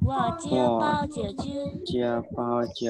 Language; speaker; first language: Chinese; non-native, learner; Thai